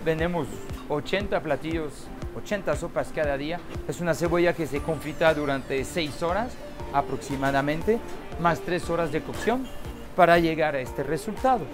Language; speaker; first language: Spanish; non-native, fluent; French